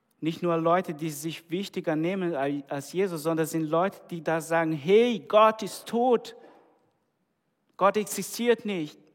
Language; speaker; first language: German; non-native, fluent; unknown